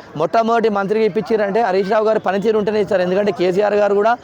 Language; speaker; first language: Telugu; native; Telugu